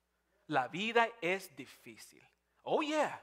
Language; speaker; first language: Spanish; non-native, fluent; English